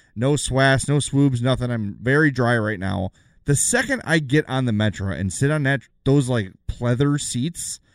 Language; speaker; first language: English; native; English